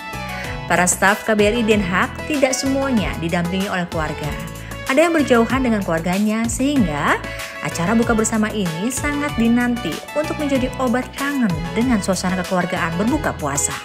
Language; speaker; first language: Indonesian; native; Indonesian